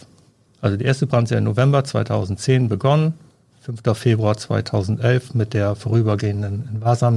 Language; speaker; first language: German; native; German